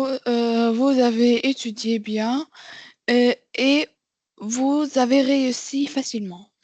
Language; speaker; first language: French; non-native, learner; Arabic